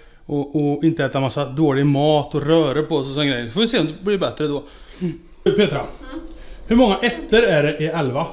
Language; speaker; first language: Swedish; native; Swedish